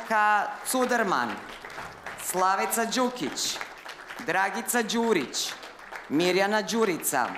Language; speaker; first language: Serbian; native; Serbian